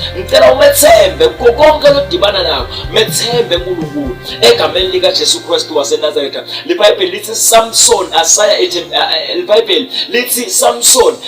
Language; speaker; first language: Zulu; non-native, local second language; Swati